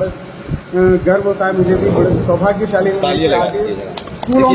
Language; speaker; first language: Hindi; non-native, local second language; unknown